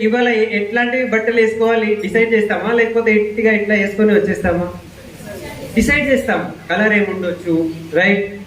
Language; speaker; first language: Telugu; non-native, local second language; Hindi